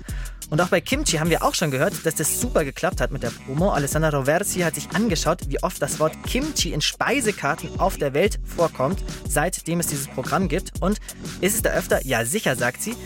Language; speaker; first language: German; native; German